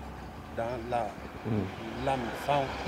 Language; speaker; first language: Vietnamese; non-native, learner; Portuguese